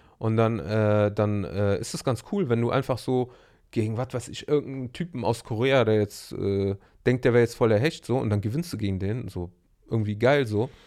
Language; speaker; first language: German; early bilingual, other home language; Arabic